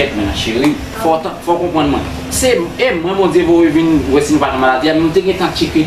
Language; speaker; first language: French; non-native, learner; Haitian Creole